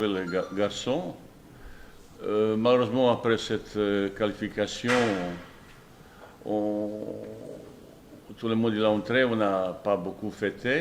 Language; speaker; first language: French; non-native, fluent; Bosnian